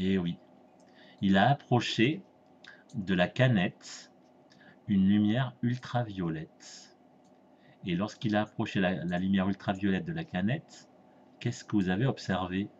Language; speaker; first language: French; native; French